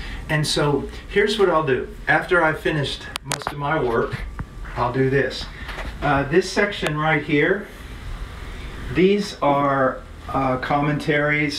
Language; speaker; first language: English; native; English